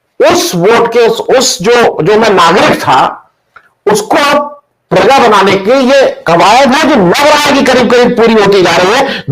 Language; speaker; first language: Hindi; native; Hindi